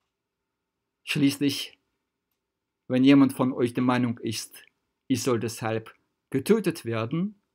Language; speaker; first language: German; non-native, fluent; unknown